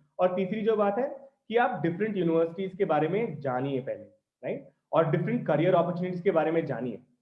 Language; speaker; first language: Hindi; non-native, local second language; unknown